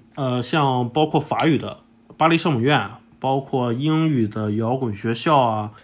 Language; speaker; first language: Chinese; non-native, fluent; English